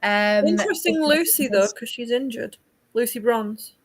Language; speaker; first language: English; native; English